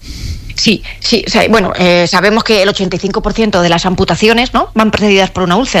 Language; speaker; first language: Spanish; native; Spanish